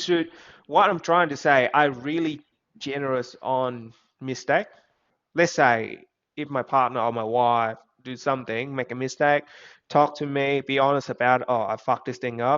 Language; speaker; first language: English; non-native, fluent; Vietnamese